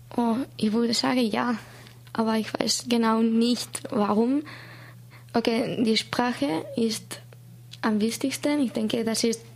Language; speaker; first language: German; non-native, learner; Basque